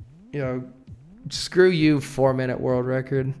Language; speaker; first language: English; native; English